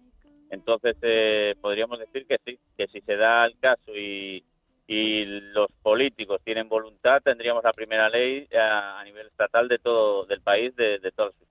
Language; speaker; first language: Spanish; native; Spanish